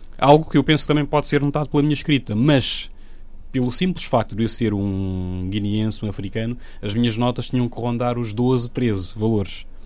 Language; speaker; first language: Portuguese; non-native, local second language; Upper Guinea Crioulo